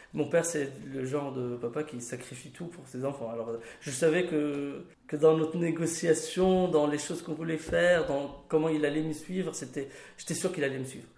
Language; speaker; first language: French; non-native, local second language; Arabic